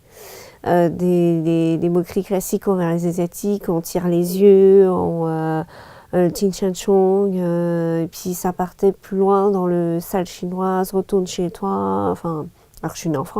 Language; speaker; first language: French; early bilingual, other home language; Chinese